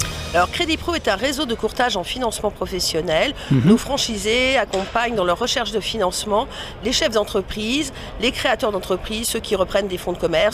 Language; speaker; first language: French; native; French